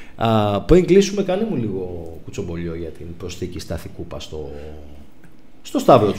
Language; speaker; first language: Greek; native; Greek